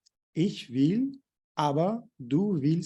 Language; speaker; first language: German; non-native, fluent; Portuguese